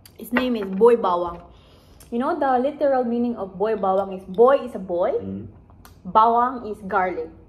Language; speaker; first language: English; non-native, local second language; Hiligaynon